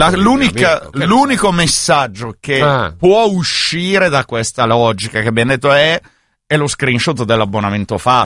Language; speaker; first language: Italian; native; Italian